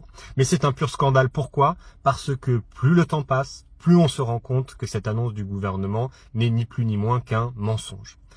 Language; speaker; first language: French; native; French